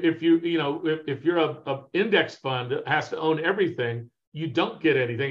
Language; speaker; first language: English; native; English